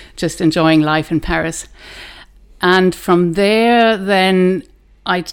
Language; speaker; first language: English; non-native, fluent; German